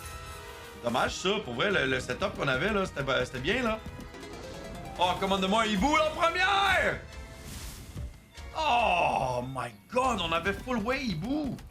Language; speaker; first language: French; native; French